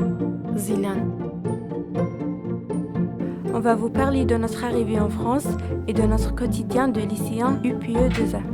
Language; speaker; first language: French; non-native, learner; Arabic